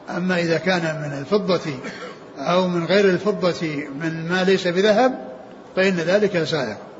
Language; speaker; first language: Arabic; native; Arabic